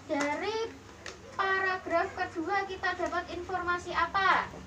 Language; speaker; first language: Indonesian; native; Indonesian